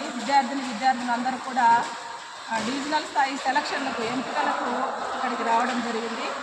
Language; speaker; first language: Telugu; native; Telugu